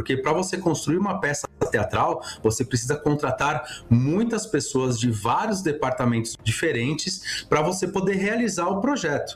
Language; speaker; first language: Portuguese; native; Portuguese